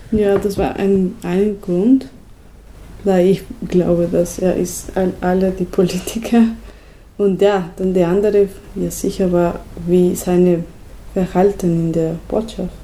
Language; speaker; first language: German; non-native, learner; Spanish